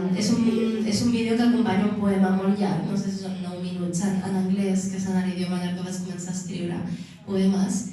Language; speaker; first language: Catalan; early bilingual, other home language; Arabic